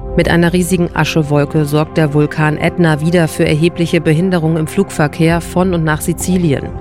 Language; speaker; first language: German; native; German